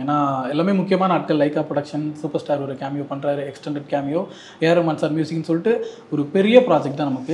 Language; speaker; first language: Tamil; native; Tamil